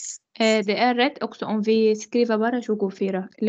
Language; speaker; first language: Swedish; non-native, learner; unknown